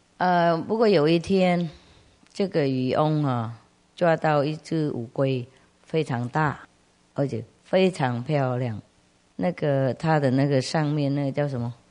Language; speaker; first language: Chinese; non-native, fluent; Vietnamese